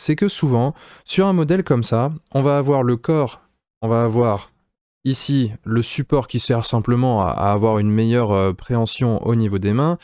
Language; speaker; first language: French; native; French